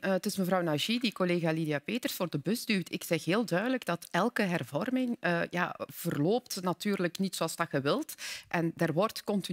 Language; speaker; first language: Dutch; native; Dutch